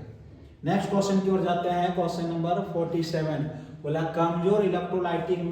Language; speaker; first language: Hindi; native; Hindi